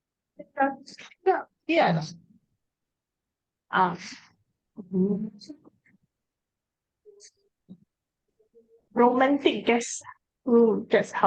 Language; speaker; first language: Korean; non-native, learner; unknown